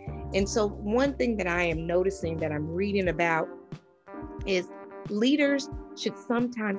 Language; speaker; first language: English; native; English